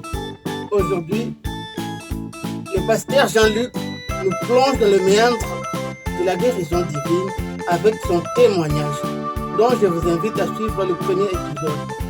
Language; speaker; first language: French; non-native, local second language; Lingala